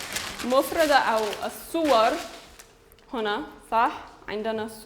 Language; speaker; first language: Arabic; non-native, fluent; English